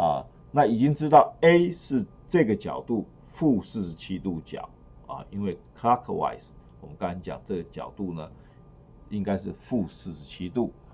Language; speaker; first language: Chinese; native; Chinese